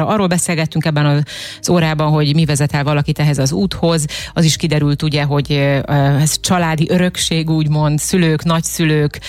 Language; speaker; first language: Hungarian; native; Hungarian